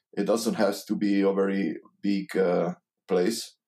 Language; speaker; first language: English; non-native, learner; Hungarian